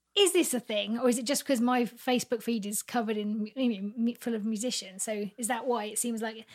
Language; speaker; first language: English; native; English